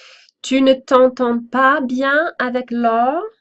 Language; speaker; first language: French; non-native, fluent; English